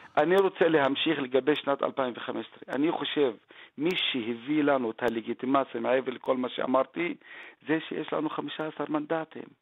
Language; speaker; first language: Hebrew; non-native, local second language; Arabic